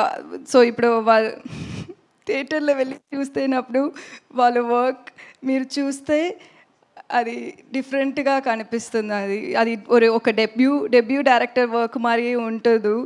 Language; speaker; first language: Telugu; non-native, learner; Tamil